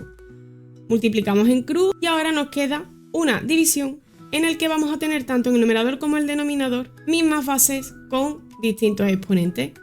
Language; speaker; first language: Spanish; native; Spanish